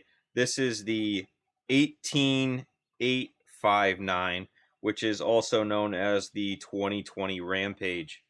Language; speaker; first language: English; native; English